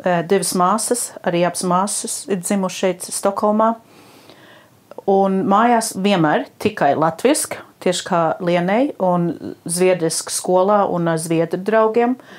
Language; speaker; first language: Latvian; early bilingual, heritage; Latvian